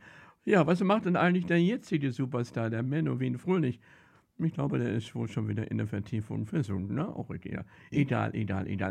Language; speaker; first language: German; native; German